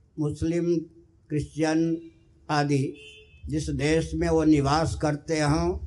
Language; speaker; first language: Hindi; non-native, local second language; Maithili